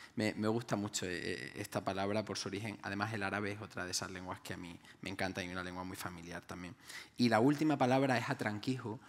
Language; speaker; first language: Spanish; non-native, local second language; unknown